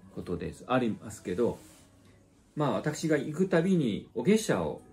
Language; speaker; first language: Japanese; non-native, fluent; Chinese